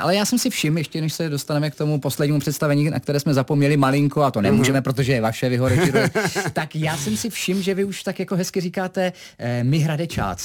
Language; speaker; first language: Czech; native; Czech